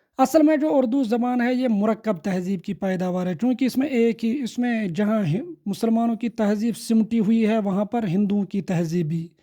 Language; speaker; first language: Urdu; non-native, local second language; Kashmiri